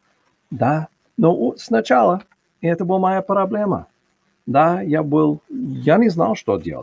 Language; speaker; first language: Russian; non-native, learner; English